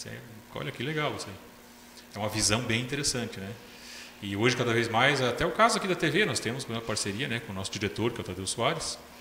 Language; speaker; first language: Portuguese; native; Portuguese